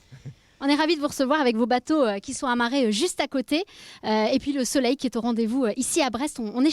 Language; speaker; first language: French; native; French